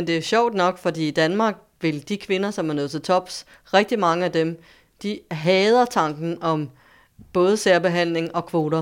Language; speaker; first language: Danish; native; Danish